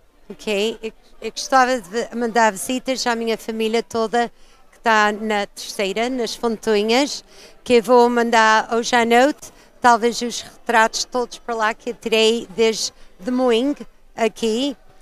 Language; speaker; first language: Portuguese; early bilingual, heritage; Portuguese